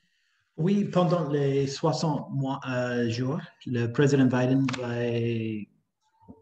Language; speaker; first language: French; non-native, fluent; English